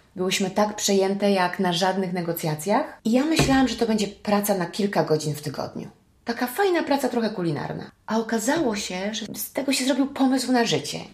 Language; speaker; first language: Polish; early bilingual, heritage; Polish